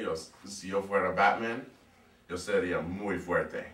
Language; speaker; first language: Spanish; non-native, learner; English